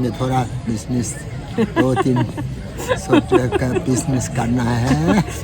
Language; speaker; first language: Hindi; non-native, local second language; Tibetan